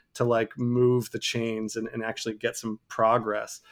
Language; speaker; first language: English; native; English